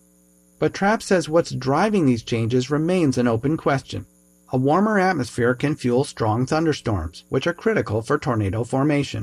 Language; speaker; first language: English; native; English